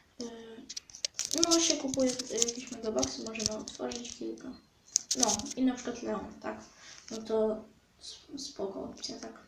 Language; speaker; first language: Polish; native; Polish